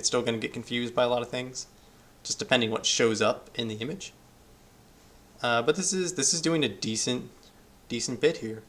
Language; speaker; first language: English; native; English